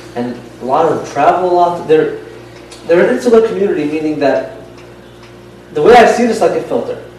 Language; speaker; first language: English; non-native, fluent; Yiddish